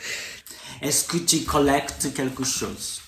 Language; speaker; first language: French; non-native, learner; Japanese